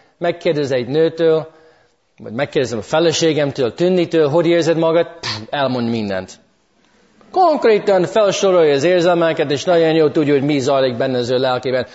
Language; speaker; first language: Hungarian; early bilingual, heritage; English